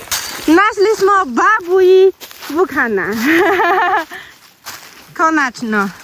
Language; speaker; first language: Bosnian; non-native, learner; Chinese